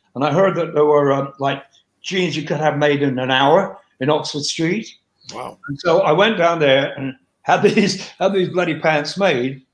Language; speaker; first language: English; native; English